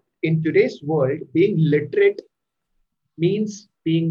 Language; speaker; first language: English; non-native, local second language; Malayalam